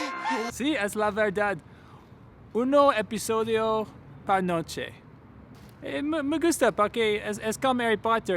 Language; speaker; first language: Spanish; non-native, learner; English